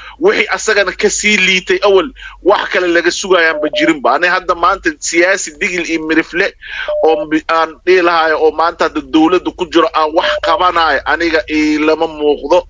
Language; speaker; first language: Somali; non-native, local second language; Maay